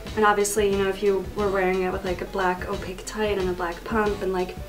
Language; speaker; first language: English; native; English